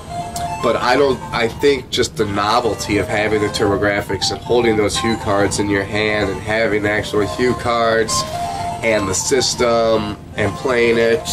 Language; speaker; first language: English; native; English